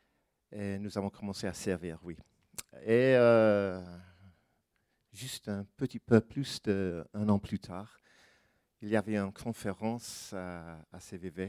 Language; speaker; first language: French; non-native, fluent; English